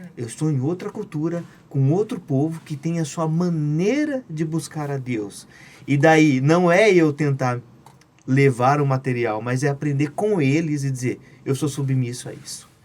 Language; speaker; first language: Portuguese; native; Portuguese